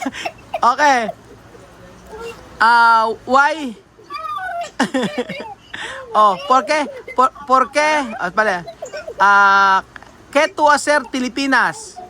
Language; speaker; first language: Spanish; non-native, learner; Filipino